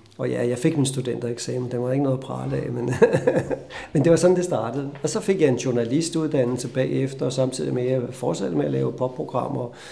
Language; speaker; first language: Danish; native; Danish